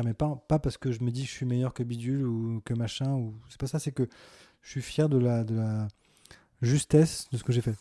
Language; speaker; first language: French; native; French